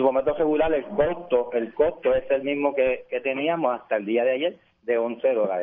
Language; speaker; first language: Spanish; native; Spanish